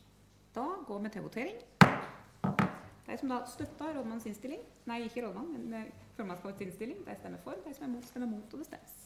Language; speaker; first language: Norwegian; native; Norwegian